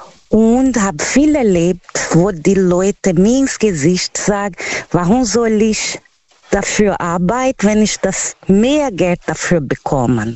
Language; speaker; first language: German; non-native, learner; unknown